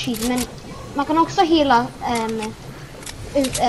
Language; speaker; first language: Swedish; early bilingual, other home language; Turkish